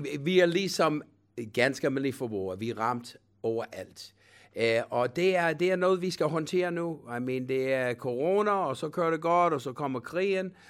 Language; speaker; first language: Danish; non-native, fluent; English